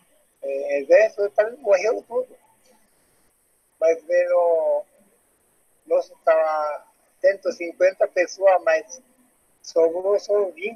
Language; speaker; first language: Portuguese; non-native, learner; Japanese